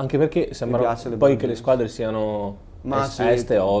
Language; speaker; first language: Italian; native; Italian